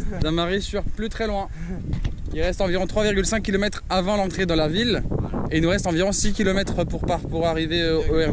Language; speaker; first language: French; native; French